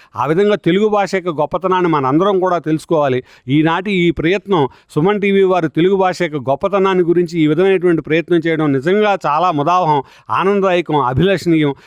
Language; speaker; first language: Telugu; native; Telugu